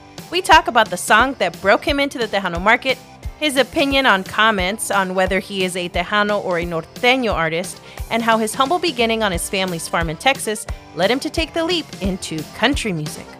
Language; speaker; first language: English; native; English